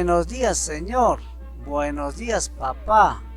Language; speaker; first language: Spanish; non-native, local second language; Quechua